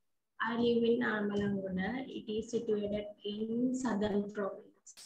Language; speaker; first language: English; non-native, learner; Sinhala